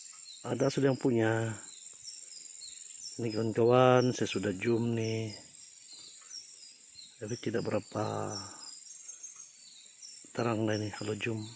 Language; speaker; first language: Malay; non-native, local second language; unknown